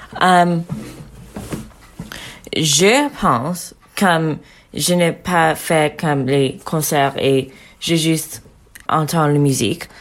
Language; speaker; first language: French; non-native, learner; English